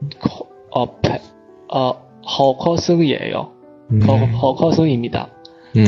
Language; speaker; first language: Korean; non-native, learner; Chinese